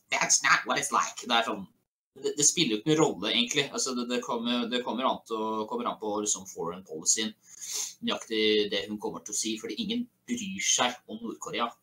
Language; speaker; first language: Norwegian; native; Norwegian